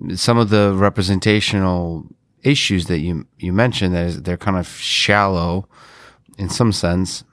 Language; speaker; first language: English; non-native, fluent; Russian